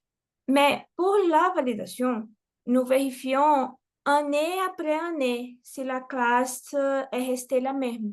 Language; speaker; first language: French; non-native, fluent; Portuguese